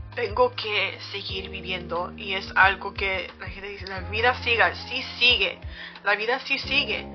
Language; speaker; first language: Spanish; early bilingual, other home language; English